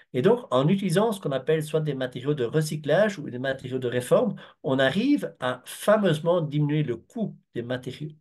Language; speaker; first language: French; native; French